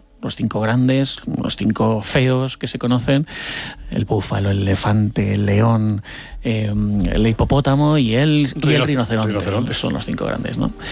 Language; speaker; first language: Spanish; native; Spanish